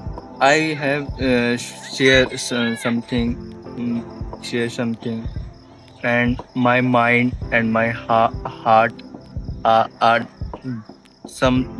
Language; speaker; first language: English; non-native, learner; Hindi